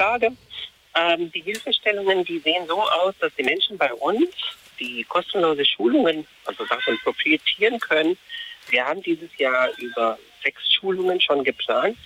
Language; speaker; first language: German; non-native, fluent; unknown